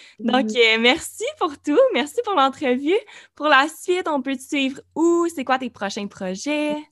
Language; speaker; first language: French; native; French